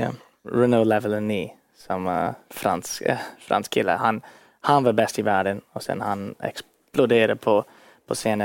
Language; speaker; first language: Swedish; early bilingual, heritage; English